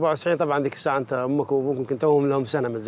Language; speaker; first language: Arabic; native; Arabic